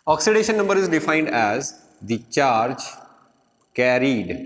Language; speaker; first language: English; non-native, local second language; Hindi